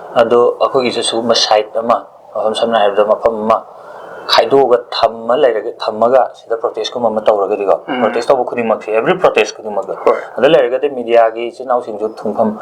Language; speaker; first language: Manipuri; native; Manipuri